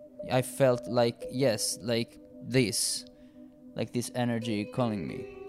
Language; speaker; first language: English; non-native, fluent; Italian